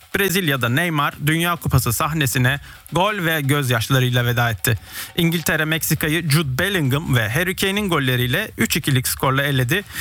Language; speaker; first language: Turkish; early bilingual, heritage; Turkish